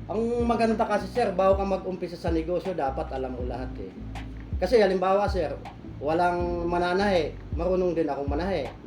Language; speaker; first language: Filipino; non-native, local second language; Bikol